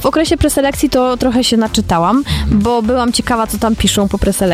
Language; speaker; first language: Polish; native; Polish